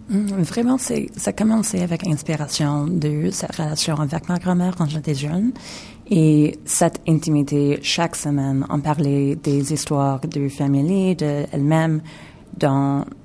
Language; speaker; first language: French; non-native, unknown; English